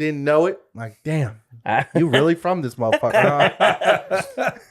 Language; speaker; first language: English; native; English